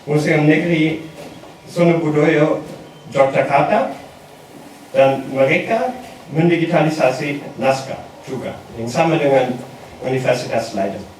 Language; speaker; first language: Indonesian; non-native, learner; German